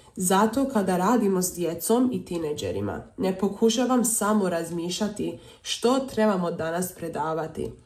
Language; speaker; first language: Serbian; early bilingual, heritage; Croatian